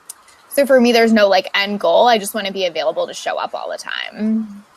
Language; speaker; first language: English; native; English